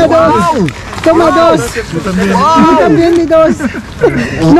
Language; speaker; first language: Spanish; non-native, learner; Filipino